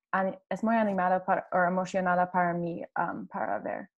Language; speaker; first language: Spanish; non-native, learner; English